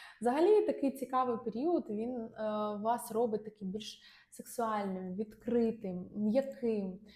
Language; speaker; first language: Ukrainian; non-native, local second language; Russian